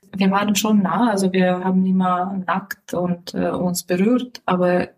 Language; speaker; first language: German; non-native, fluent; Romanian